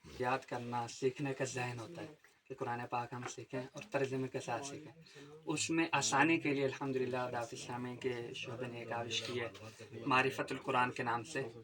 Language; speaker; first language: Urdu; native; Urdu